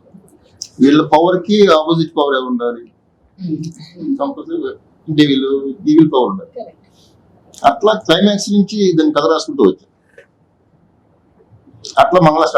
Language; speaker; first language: Telugu; native; Telugu